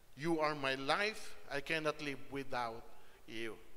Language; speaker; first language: English; non-native, local second language; Filipino